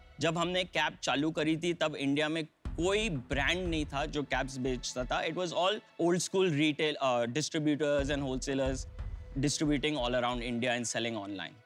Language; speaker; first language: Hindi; early bilingual, heritage; Hindi